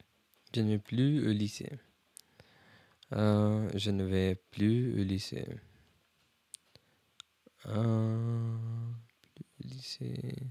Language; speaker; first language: French; non-native, learner; English